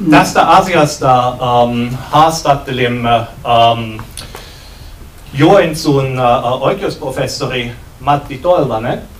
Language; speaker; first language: Finnish; non-native, learner; German